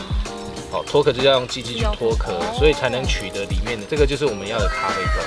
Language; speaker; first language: Chinese; native; Chinese